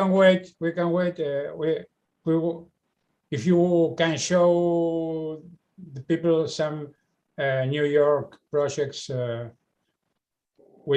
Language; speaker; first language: English; non-native, learner; Spanish